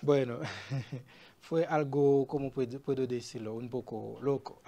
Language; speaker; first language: Spanish; non-native, learner; Haitian Creole